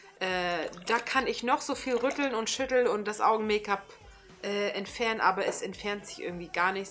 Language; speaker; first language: German; early bilingual, other home language; Turkish